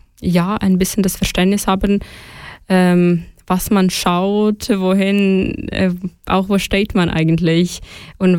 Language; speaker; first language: German; non-native, fluent; Ukrainian